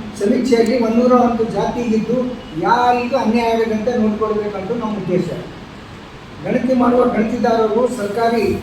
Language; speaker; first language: Kannada; non-native, local second language; Lambadi